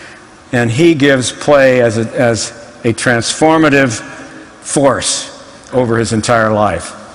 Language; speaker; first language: English; native; English